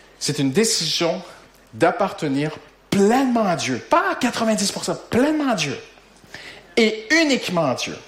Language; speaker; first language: French; native; French